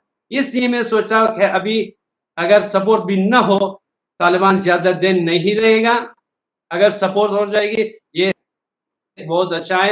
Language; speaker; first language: Hindi; non-native, learner; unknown